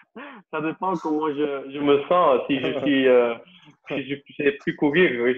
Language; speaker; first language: French; non-native, local second language; Dutch